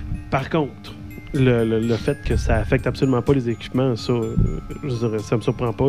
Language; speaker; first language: French; native; French